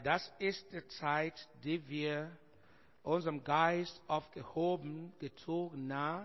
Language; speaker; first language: German; non-native, learner; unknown